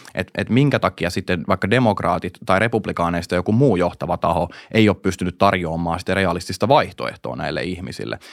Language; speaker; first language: Finnish; native; Finnish